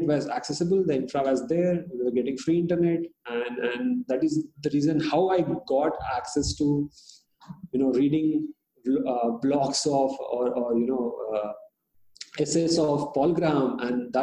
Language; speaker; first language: English; non-native, local second language; Hindi